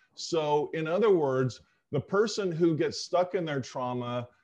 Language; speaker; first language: English; native; English